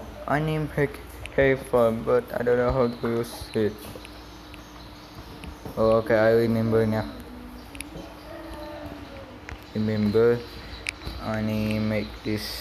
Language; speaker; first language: English; non-native, learner; Indonesian